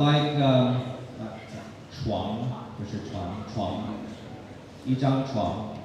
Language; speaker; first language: Chinese; non-native, learner; English